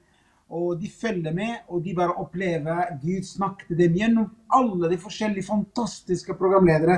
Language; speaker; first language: Swedish; non-native, fluent; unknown